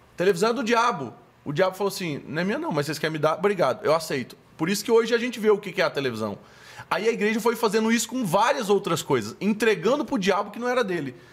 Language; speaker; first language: Portuguese; native; Portuguese